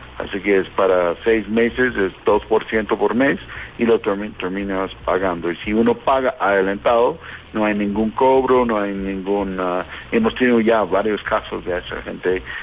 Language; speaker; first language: Spanish; non-native, fluent; English